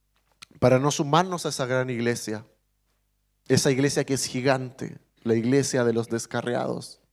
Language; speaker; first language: Spanish; native; Spanish